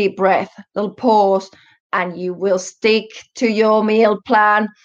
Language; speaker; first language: English; non-native, fluent; Finnish